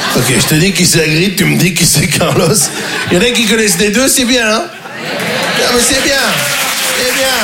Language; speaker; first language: French; native; French